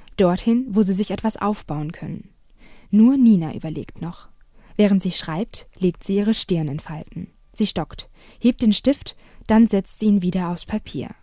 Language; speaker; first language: German; native; German